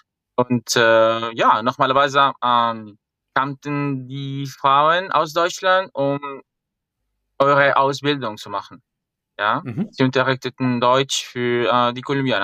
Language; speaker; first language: German; non-native, fluent; Spanish